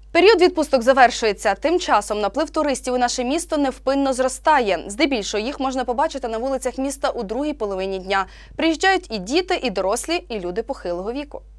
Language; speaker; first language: Ukrainian; native; Ukrainian